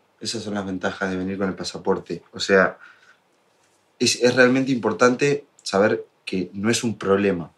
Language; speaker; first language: Spanish; native; Spanish